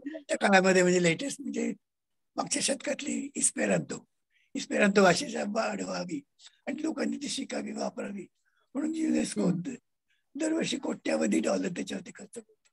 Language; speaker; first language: Marathi; native; Marathi